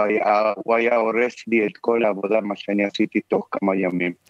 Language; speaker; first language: Hebrew; non-native, fluent; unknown